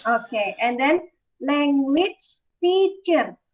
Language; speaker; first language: English; non-native, fluent; Indonesian